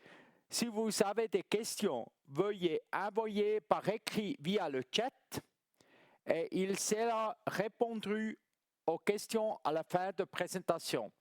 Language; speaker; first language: French; non-native, local second language; German